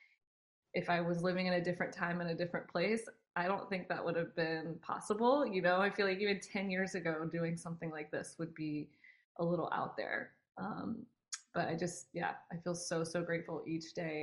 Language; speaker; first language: English; native; English